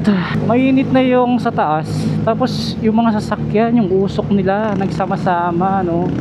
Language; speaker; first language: Filipino; native; Filipino